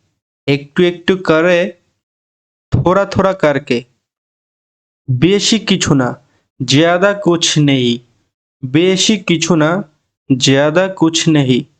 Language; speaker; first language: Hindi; non-native, fluent; Bangla